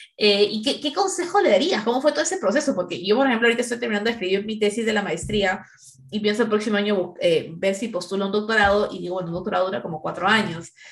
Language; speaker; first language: Spanish; native; Spanish